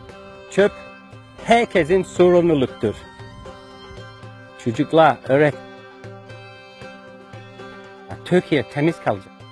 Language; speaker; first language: Turkish; non-native, fluent; English